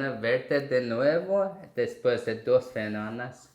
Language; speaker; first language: Spanish; non-native, fluent; Korean